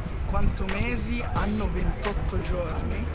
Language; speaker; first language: Italian; early bilingual, other home language; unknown